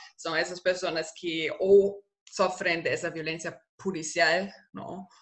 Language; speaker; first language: Spanish; non-native, fluent; German